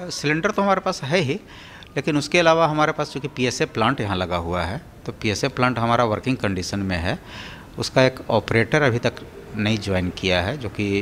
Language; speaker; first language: Hindi; native; Hindi